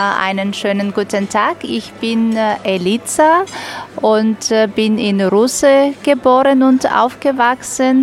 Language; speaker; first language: German; non-native, fluent; Bulgarian